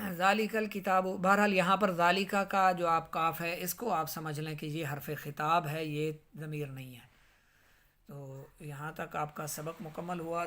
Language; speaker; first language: Urdu; native; Urdu